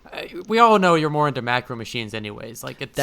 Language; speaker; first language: English; native; English